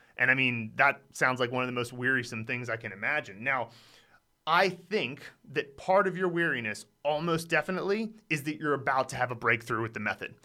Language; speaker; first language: English; native; English